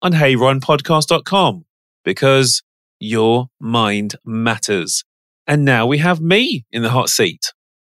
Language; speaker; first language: English; native; English